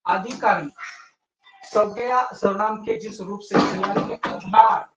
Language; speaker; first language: Hindi; non-native, local second language; Marathi